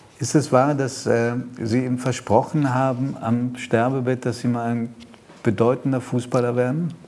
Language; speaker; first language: German; native; German